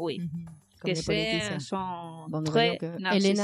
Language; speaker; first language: French; non-native, learner; Spanish